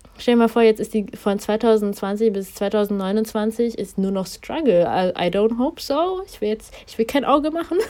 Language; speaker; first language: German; early bilingual, other home language; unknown